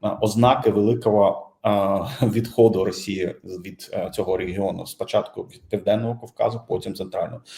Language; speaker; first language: Ukrainian; non-native, fluent; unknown